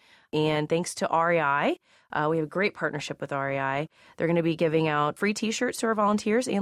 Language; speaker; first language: English; native; English